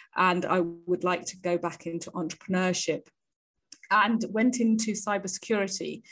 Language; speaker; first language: English; native; English